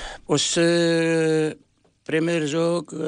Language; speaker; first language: Catalan; non-native, learner; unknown